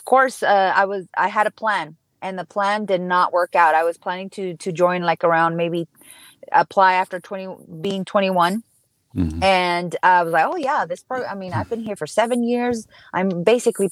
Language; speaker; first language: English; early bilingual, other home language; Spanish